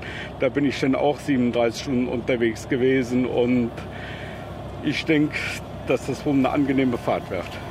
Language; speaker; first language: German; native; German